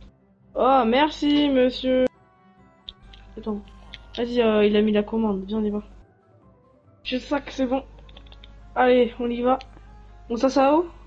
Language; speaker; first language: French; native; French